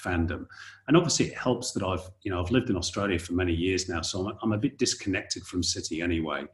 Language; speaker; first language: English; native; English